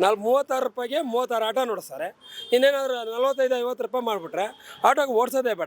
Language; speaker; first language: Kannada; native; Kannada